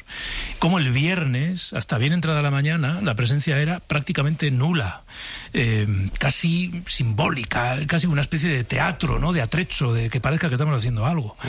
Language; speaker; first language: Spanish; native; Spanish